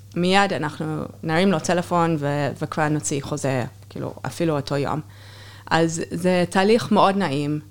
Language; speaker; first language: Hebrew; non-native, fluent; English